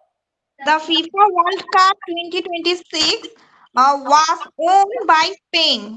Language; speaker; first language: English; non-native, learner; Bangla